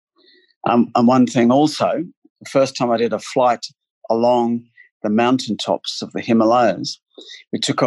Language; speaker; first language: English; native; English